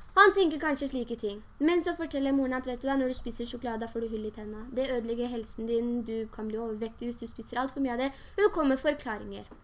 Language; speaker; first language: Norwegian; early bilingual, other home language; Urdu